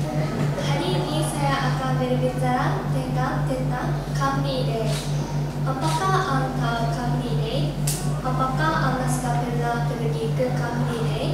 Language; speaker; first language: Indonesian; non-native, learner; Japanese